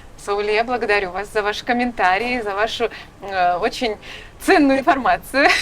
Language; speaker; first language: Russian; native; Russian